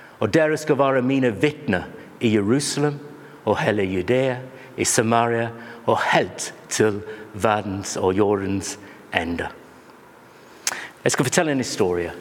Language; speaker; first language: Norwegian; non-native, fluent; English